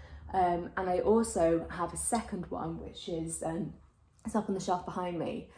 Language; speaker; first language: English; native; English